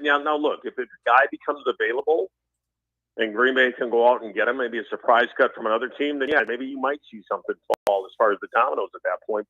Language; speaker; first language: English; native; English